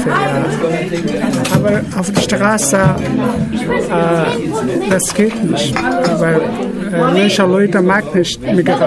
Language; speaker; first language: German; non-native, learner; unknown